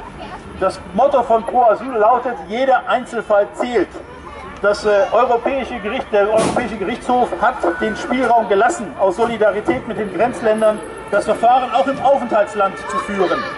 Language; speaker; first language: German; native; German